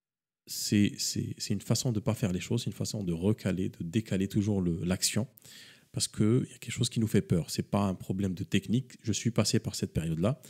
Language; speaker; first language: French; native; French